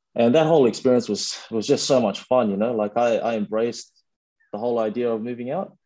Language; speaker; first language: English; early bilingual, other home language; Fijian